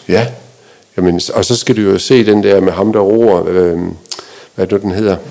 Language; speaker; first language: Danish; native; Danish